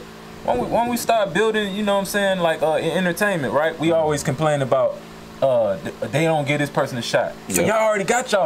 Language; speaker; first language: English; native; English